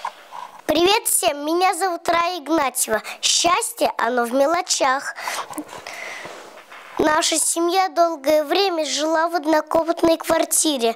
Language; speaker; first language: Russian; native; Russian